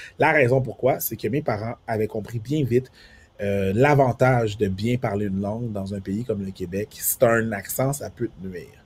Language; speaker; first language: French; early bilingual, other home language; Haitian Creole